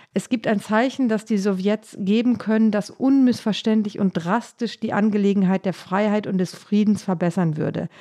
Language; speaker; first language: German; native; German